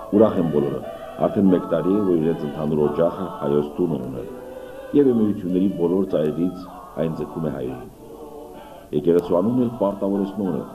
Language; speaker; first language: Armenian; native; Armenian